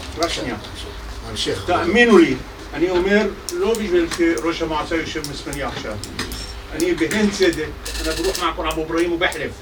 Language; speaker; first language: Hebrew; non-native, local second language; Arabic